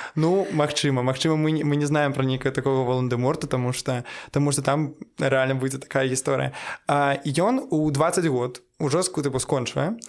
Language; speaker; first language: Belarusian; non-native, local second language; Russian